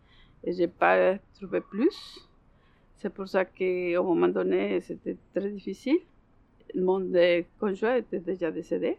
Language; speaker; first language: French; non-native, learner; Spanish